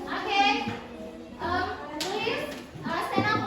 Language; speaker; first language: English; non-native, fluent; Indonesian